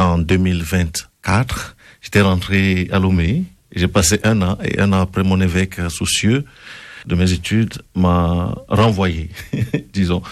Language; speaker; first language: French; non-native, local second language; Ewe